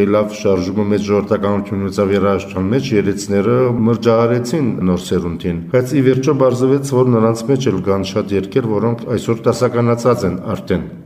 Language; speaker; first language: Armenian; early bilingual, heritage; Armenian